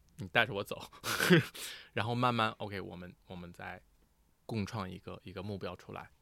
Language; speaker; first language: Chinese; early bilingual, heritage; Chinese